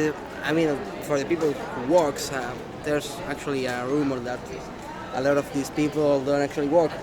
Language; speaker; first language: English; non-native, fluent; Spanish